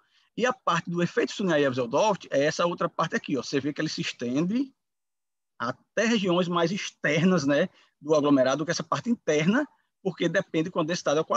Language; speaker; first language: Portuguese; native; Portuguese